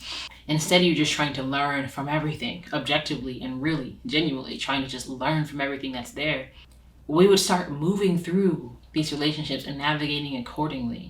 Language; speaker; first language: English; native; English